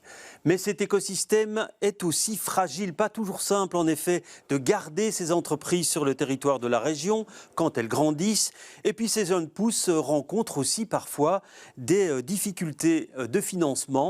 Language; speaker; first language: French; native; French